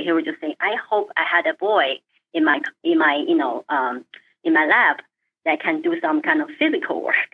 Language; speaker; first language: English; non-native, fluent; Chinese